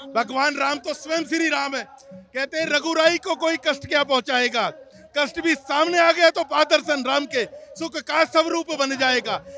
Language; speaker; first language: Hindi; native; Hindi